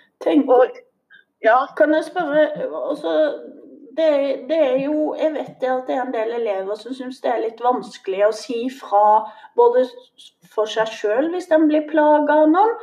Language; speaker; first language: Norwegian; native; Norwegian